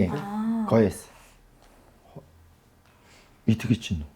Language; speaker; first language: Mongolian; non-native, fluent; Korean